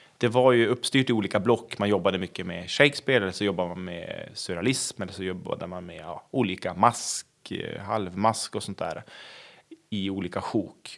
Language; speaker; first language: Swedish; native; Swedish